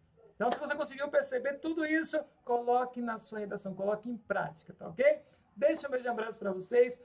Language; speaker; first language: Portuguese; native; Portuguese